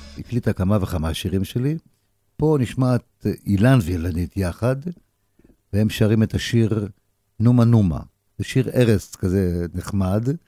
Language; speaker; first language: Hebrew; native; Hebrew